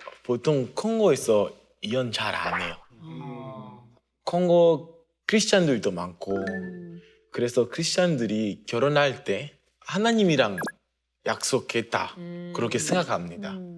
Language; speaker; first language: Korean; non-native, fluent; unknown